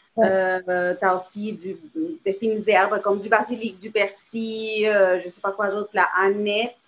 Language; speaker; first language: French; non-native, fluent; Spanish